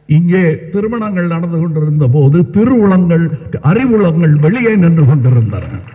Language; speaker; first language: Tamil; native; Tamil